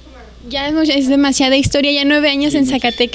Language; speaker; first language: Spanish; native; Spanish